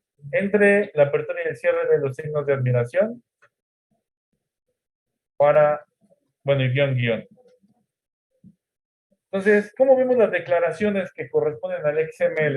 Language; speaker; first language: Spanish; native; Spanish